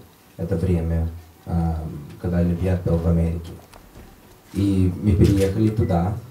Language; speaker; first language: Russian; non-native, learner; English